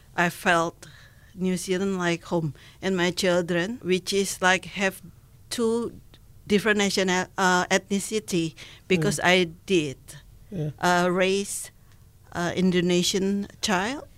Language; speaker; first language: English; non-native, learner; Indonesian